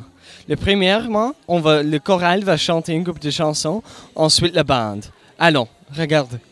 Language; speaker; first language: French; non-native, local second language; English